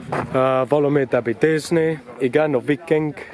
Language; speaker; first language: Hungarian; non-native, learner; English